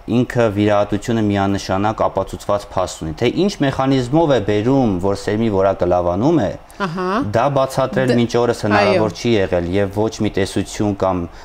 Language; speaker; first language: Armenian; native; Armenian